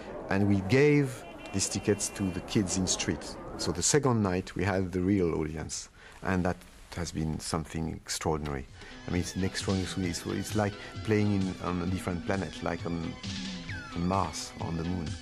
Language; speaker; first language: English; non-native, fluent; French